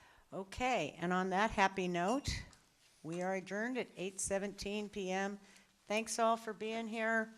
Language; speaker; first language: English; native; English